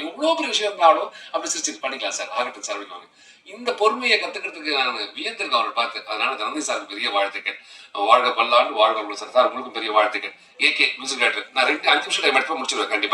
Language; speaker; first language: Tamil; native; Tamil